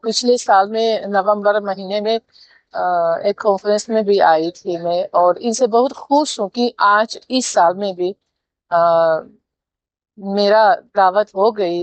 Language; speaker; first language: Hindi; non-native, fluent; Tajik